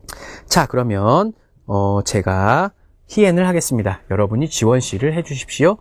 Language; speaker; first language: Korean; native; Korean